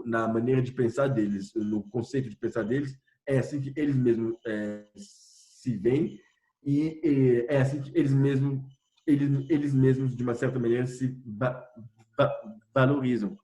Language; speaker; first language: Portuguese; non-native, fluent; French